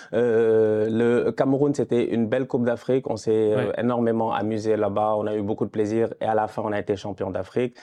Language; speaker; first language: French; non-native, local second language; Wolof